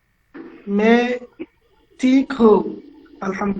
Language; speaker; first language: Hindi; non-native, learner; Bangla